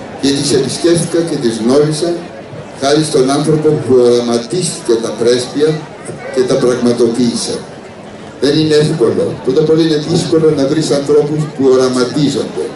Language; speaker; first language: Greek; native; Greek